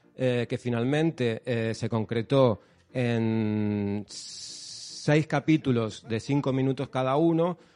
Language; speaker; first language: Spanish; native; Spanish